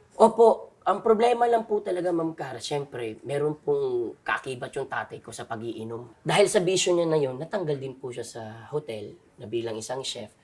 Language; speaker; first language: Filipino; non-native, local second language; Cebuano